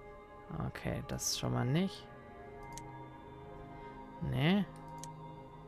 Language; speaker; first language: German; native; German